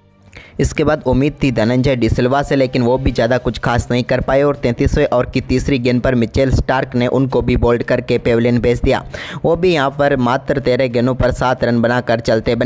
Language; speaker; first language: Hindi; native; Hindi